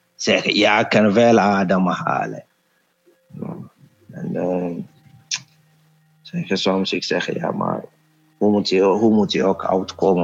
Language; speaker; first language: Dutch; non-native, fluent; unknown